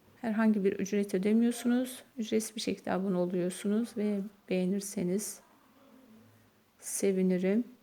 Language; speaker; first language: Turkish; native; Turkish